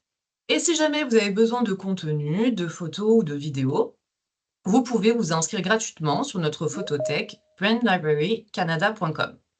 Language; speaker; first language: French; native; French